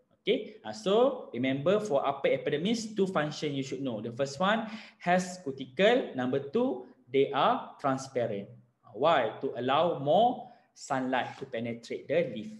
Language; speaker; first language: English; non-native, local second language; Malay